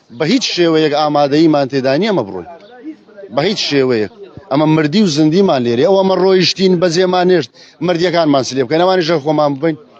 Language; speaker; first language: Central Kurdish; native; Central Kurdish